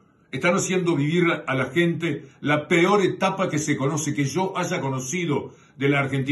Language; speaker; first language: Spanish; native; Spanish